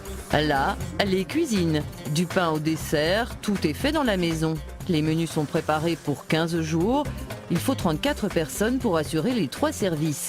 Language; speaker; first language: French; native; French